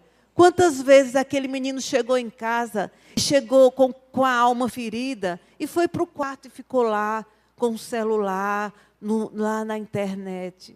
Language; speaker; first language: Portuguese; native; Portuguese